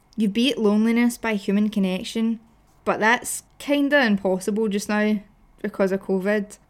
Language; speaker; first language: English; native; English